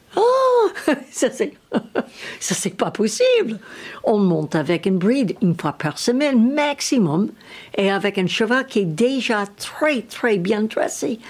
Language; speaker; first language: French; non-native, learner; English